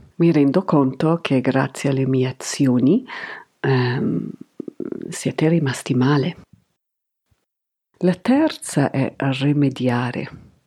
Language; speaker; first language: Italian; non-native, fluent; English